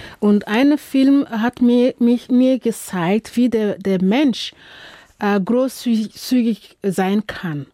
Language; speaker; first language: German; non-native, fluent; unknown